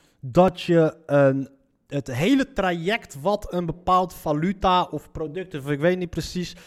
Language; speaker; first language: Dutch; early bilingual, other home language; Arabic